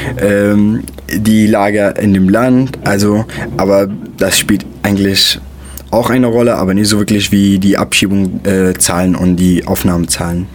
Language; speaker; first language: German; non-native, fluent; Arabic